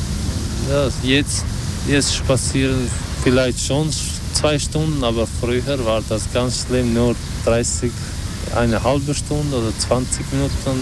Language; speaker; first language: German; non-native, learner; Albanian